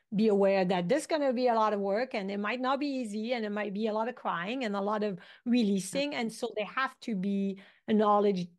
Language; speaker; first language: English; non-native, fluent; French